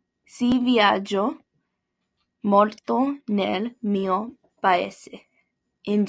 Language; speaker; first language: Italian; non-native, learner; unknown